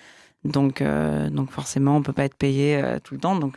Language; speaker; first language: French; native; French